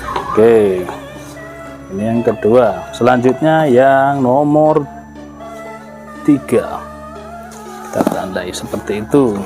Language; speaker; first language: Indonesian; native; Indonesian